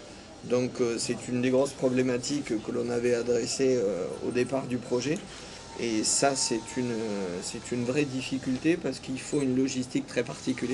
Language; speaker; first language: French; native; French